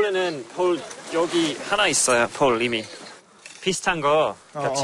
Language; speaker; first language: Korean; non-native, fluent; English